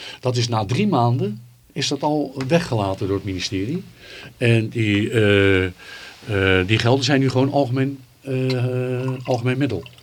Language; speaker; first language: Dutch; native; Dutch